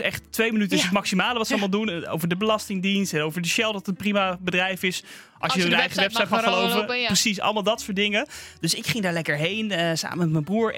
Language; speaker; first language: Dutch; native; Dutch